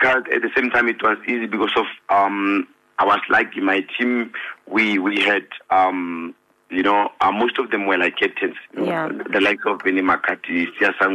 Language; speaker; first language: English; non-native, local second language; Northern Sotho